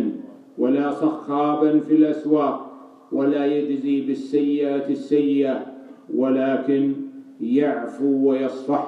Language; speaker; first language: Arabic; native; Arabic